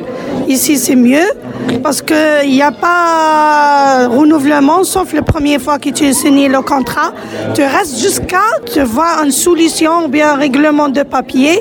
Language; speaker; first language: French; non-native, local second language; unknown